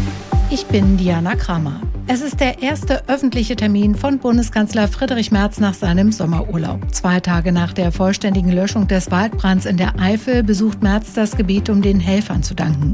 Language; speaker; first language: German; native; German